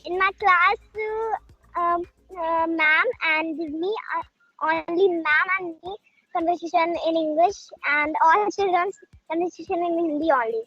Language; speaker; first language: English; non-native, learner; Hindi